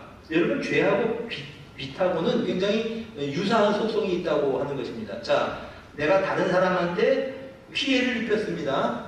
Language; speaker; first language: Korean; native; Korean